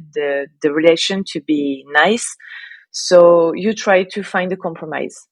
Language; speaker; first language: English; non-native, fluent; French